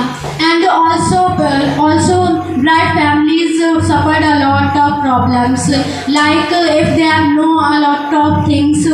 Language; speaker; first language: English; non-native, learner; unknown